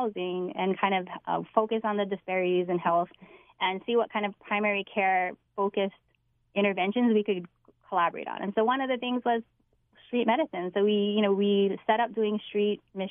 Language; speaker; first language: English; native; English